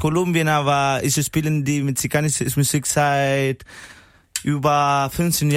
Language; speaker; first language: German; non-native, learner; Spanish